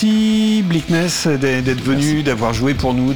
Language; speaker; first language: French; native; French